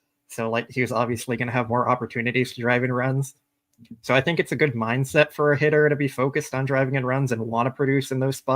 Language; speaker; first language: English; native; English